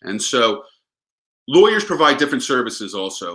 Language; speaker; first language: English; native; English